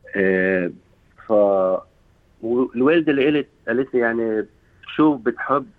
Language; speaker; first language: Arabic; native; Arabic